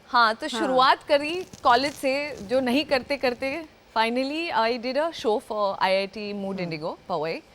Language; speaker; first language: Hindi; non-native, local second language; Gujarati